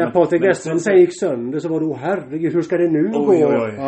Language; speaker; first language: Swedish; native; Swedish